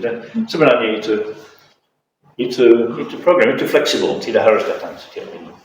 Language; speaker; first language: Indonesian; non-native, fluent; English